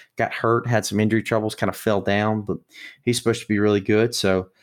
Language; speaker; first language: English; native; English